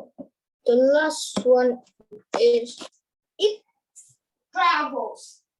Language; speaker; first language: English; non-native, learner; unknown